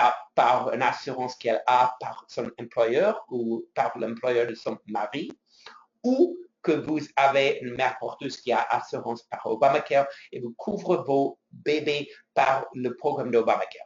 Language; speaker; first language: French; non-native, fluent; English